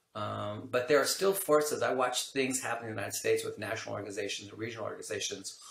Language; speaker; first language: English; native; English